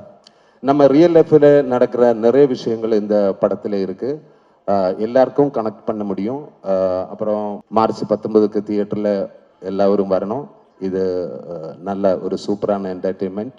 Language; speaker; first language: Tamil; non-native, learner; Malayalam